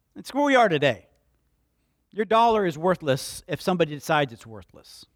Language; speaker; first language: English; native; English